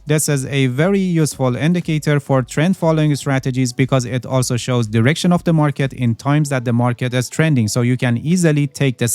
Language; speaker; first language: English; non-native, fluent; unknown